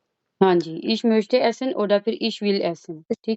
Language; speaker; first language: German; non-native, fluent; Urdu